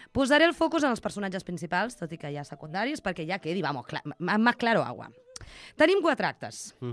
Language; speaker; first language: Catalan; non-native, fluent; Russian